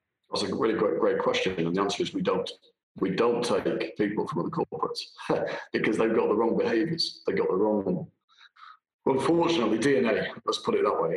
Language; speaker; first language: English; native; English